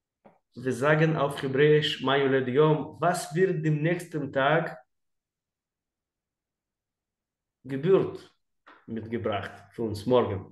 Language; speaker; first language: German; non-native, learner; Russian